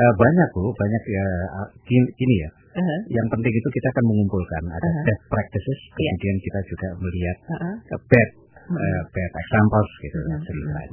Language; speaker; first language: Indonesian; native; Indonesian